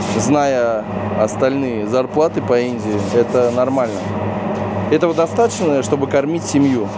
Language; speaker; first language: Russian; native; Russian